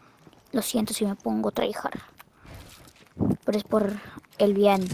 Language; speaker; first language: Spanish; native; Spanish